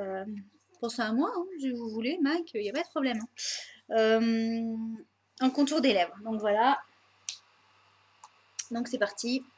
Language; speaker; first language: French; native; French